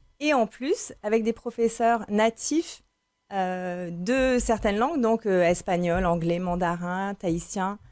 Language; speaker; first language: French; native; French